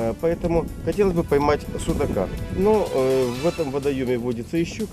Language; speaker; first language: Russian; native; Russian